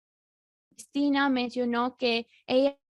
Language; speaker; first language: Spanish; non-native, fluent; English